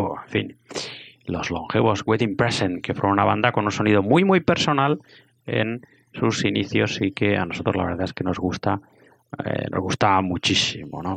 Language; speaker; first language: Spanish; native; Spanish